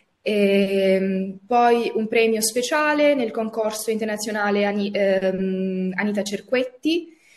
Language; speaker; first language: Italian; non-native, fluent; Albanian